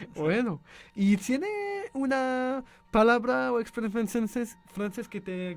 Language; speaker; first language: Spanish; non-native, learner; French